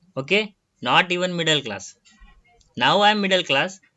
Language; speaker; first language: English; non-native, local second language; Marathi